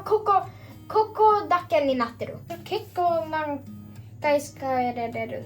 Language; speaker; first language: Japanese; early bilingual, heritage; Swedish